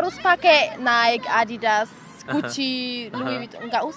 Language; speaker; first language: Indonesian; early bilingual, heritage; German